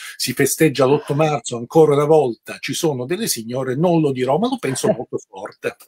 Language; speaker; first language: Italian; native; Italian